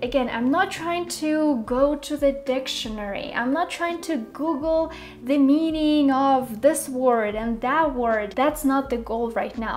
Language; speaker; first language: English; non-native, fluent; Russian